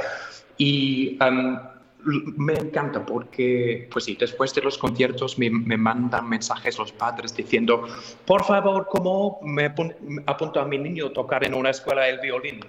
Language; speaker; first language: Spanish; non-native, fluent; English